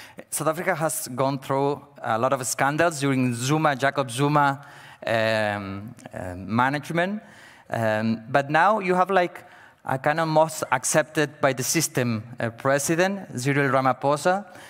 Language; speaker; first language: English; non-native, fluent; Catalan